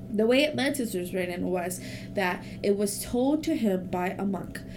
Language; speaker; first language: English; non-native, fluent; Spanish